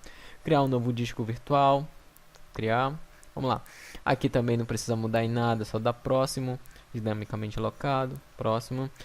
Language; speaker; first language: Portuguese; native; Portuguese